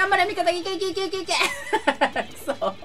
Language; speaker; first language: Japanese; native; Japanese